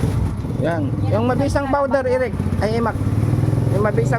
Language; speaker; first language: Filipino; native; Filipino